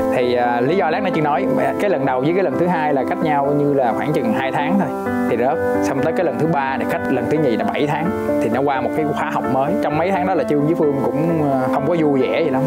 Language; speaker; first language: Vietnamese; native; Vietnamese